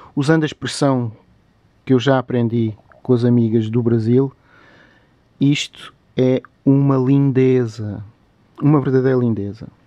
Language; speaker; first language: Portuguese; native; Portuguese